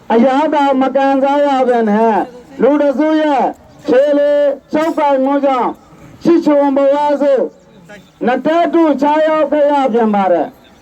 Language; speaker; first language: Burmese; non-native, local second language; Rohingya